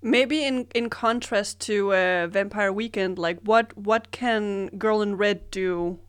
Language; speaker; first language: English; non-native, fluent; Danish